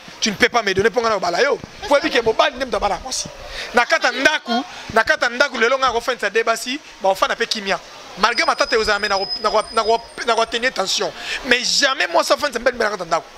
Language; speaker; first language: Lingala; native; Lingala